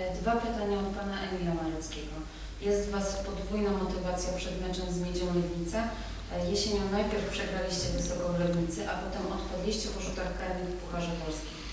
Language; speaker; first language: Polish; native; Polish